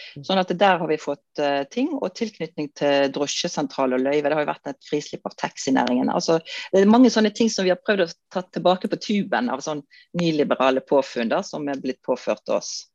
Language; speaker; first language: Norwegian; native; Norwegian